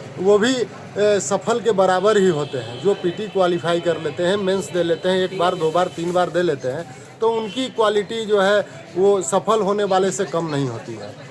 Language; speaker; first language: Hindi; native; Hindi